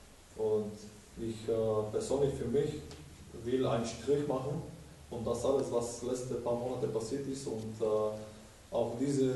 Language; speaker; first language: German; non-native, fluent; Bulgarian